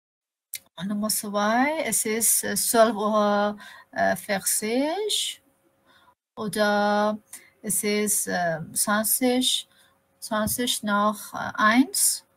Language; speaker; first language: German; non-native, learner; Persian